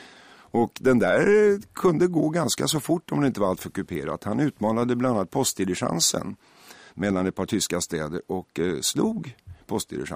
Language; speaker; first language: Swedish; native; Swedish